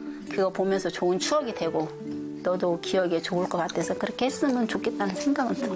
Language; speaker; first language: Korean; native; Korean